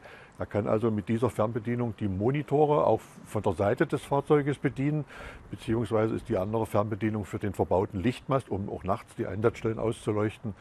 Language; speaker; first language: German; native; German